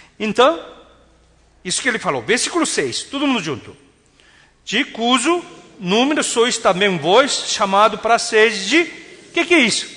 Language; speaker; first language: Portuguese; non-native, fluent; Korean